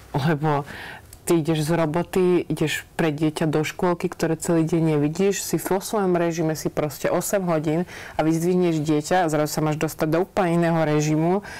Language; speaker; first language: Slovak; native; Slovak